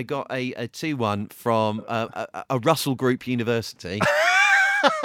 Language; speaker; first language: English; native; English